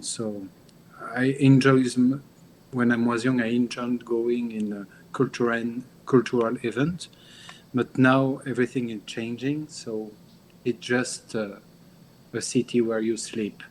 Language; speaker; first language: English; non-native, learner; French